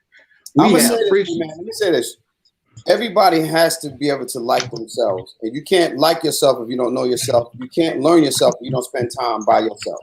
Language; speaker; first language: English; native; English